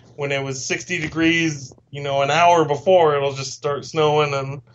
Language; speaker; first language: English; native; English